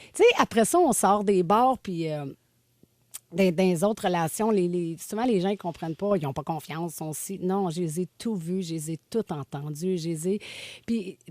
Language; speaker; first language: French; native; French